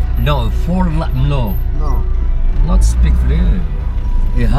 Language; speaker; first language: English; non-native, learner; Arabic